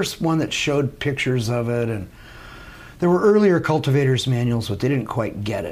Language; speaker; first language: English; native; English